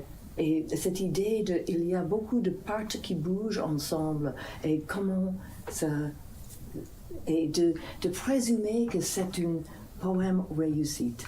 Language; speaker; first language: French; non-native, fluent; English